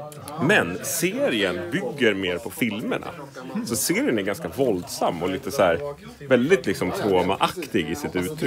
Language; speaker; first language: Swedish; native; Swedish